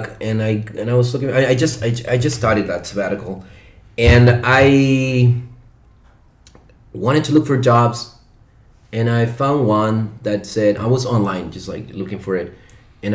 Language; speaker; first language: English; non-native, fluent; Spanish